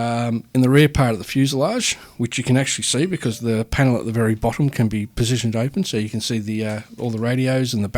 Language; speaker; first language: English; native; English